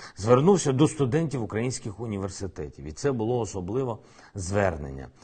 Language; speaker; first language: Ukrainian; non-native, local second language; Russian